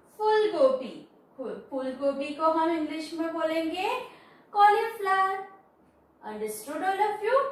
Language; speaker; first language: Hindi; non-native, local second language; Gujarati